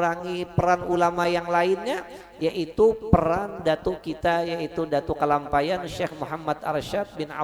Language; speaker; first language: Indonesian; non-native, local second language; Banjar